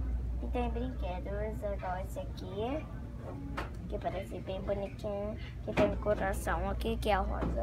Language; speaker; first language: Portuguese; early bilingual, heritage; Portuguese